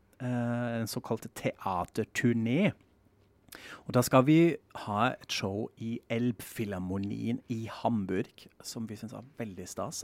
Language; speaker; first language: Norwegian; non-native, fluent; German